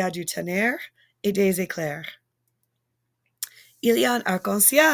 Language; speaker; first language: French; non-native, fluent; English